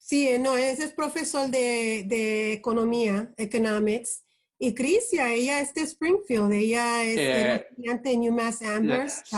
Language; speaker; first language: Spanish; early bilingual, heritage; Spanish